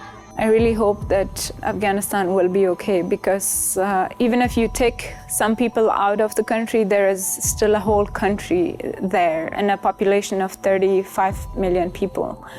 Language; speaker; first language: English; non-native, fluent; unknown